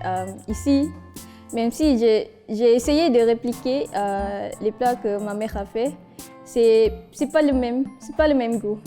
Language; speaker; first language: French; non-native, learner; Malay